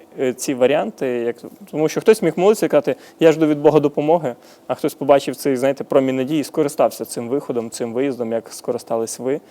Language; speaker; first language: Ukrainian; native; Ukrainian